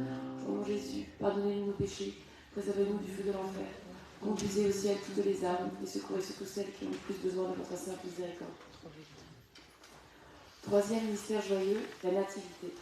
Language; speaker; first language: French; native; French